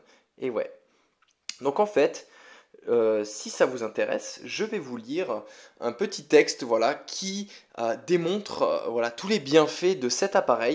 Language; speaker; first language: French; native; French